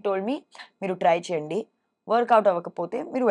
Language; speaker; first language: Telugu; non-native, fluent; Hindi